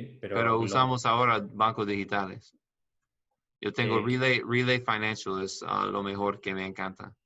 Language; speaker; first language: Spanish; non-native, learner; English